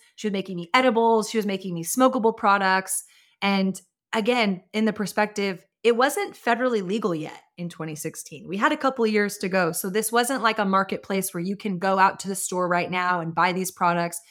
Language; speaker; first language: English; native; English